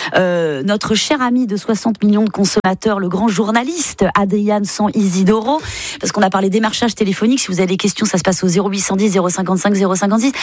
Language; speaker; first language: French; native; French